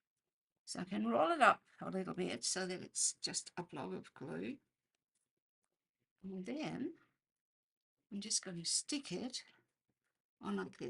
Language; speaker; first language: English; native; English